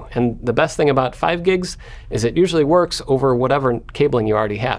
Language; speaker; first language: English; native; English